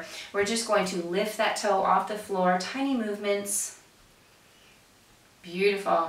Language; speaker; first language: English; native; English